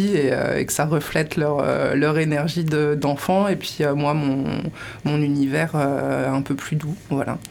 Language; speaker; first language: French; native; French